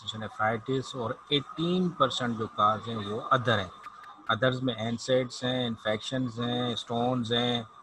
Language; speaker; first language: Urdu; native; Urdu